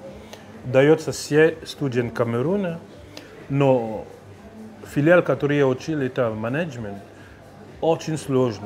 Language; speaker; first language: Russian; non-native, fluent; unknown